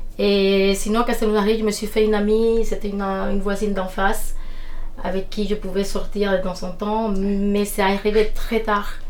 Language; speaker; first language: French; non-native, fluent; Spanish